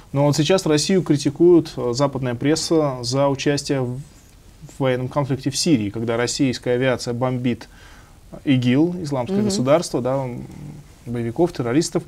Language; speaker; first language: Russian; native; Russian